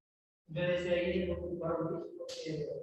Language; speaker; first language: Spanish; native; Spanish